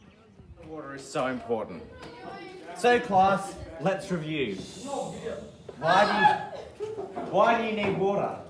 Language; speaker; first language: English; native; English